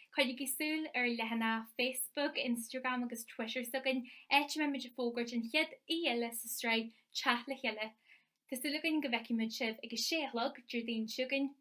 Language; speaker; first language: Irish; native; Irish